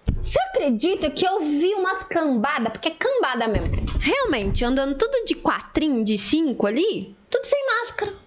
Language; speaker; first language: Portuguese; native; Portuguese